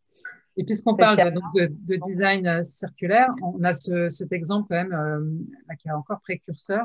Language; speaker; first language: French; native; French